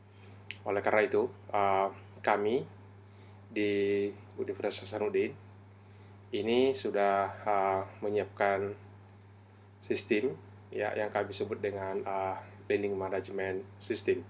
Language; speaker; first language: Indonesian; native; Indonesian